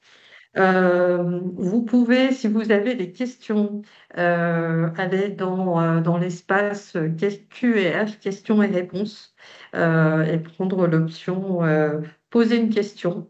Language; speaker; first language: French; native; French